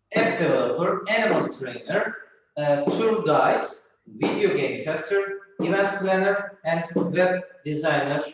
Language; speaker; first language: English; non-native, fluent; Turkish